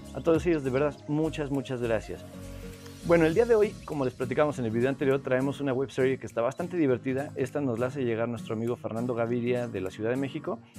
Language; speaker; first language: Spanish; native; Spanish